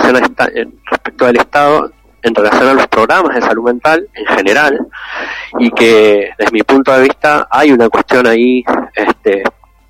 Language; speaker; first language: Spanish; native; Spanish